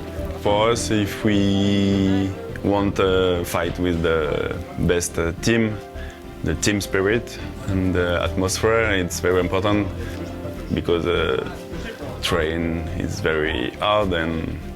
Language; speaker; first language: English; non-native, learner; French